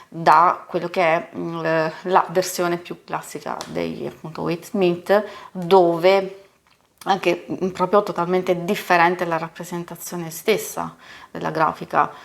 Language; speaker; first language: Italian; native; Italian